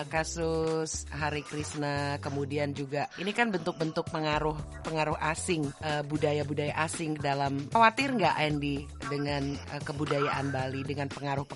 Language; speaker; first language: Indonesian; native; Indonesian